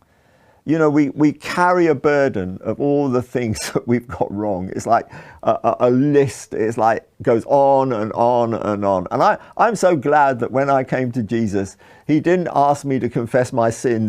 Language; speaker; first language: English; native; English